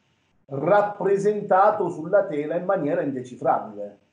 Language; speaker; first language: Italian; native; Italian